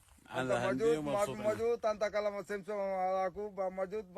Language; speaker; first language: Arabic; non-native, learner; Hindi